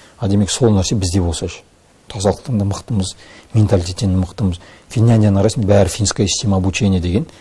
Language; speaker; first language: Kazakh; non-native, local second language; Russian